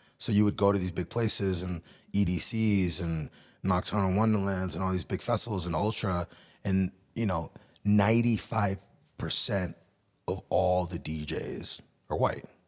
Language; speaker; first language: English; early bilingual, other home language; Spanish